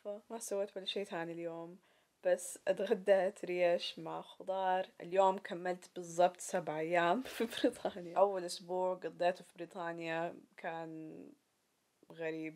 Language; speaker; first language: Arabic; native; Arabic